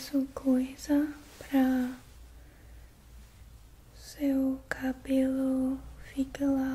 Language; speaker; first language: Portuguese; non-native, learner; English